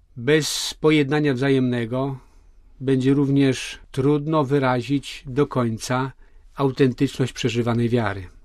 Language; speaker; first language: Polish; native; Polish